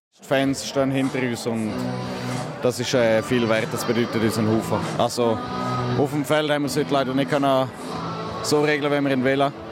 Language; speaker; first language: German; native; German